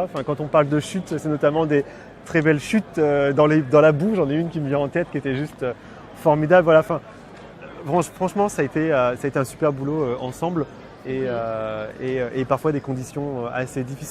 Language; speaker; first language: French; native; French